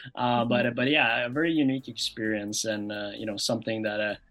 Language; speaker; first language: English; non-native, fluent; Norwegian